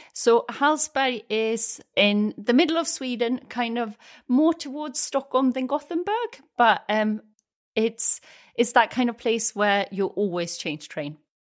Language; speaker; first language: English; non-native, fluent; Swedish